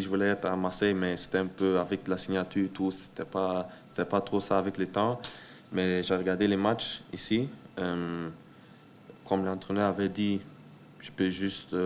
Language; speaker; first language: French; early bilingual, heritage; French